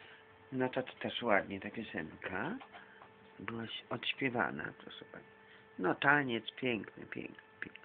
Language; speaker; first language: Polish; native; Polish